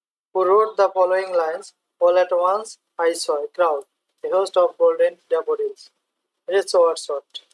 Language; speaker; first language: English; non-native, local second language; Bangla